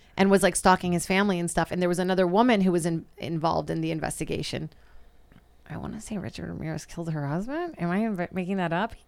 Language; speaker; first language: English; non-native, fluent; Portuguese